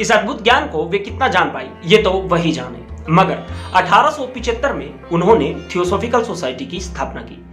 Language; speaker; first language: Hindi; native; Hindi